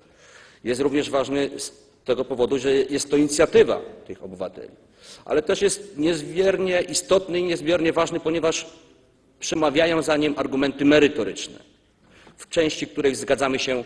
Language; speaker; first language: Polish; native; Polish